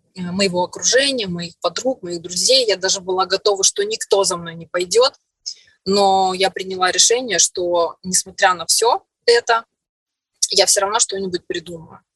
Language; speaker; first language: Russian; native; Russian